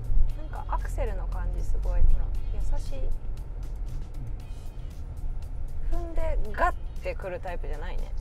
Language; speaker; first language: Japanese; native; Japanese